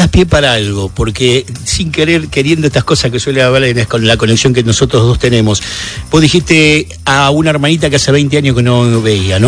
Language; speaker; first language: Spanish; native; Spanish